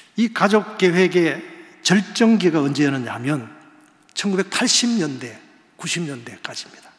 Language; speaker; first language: Korean; native; Korean